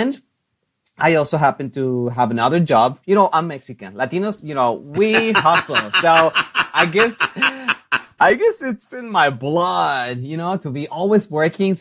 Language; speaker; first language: English; non-native, fluent; Spanish